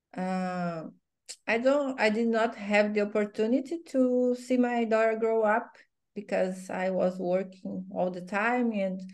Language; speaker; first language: English; non-native, learner; Portuguese